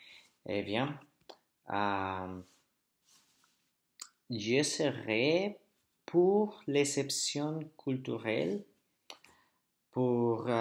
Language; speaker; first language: French; non-native, learner; Spanish